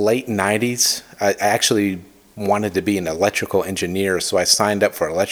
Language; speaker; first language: English; native; English